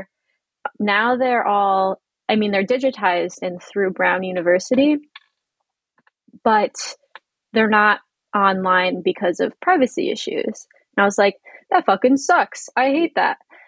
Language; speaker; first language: English; native; English